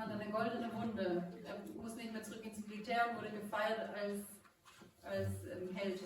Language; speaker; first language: German; native; German